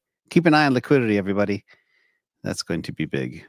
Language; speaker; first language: English; native; English